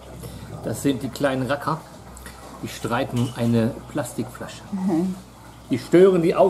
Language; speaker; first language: German; native; German